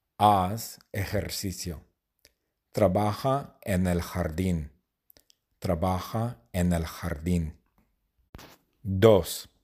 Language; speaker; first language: Spanish; non-native, fluent; English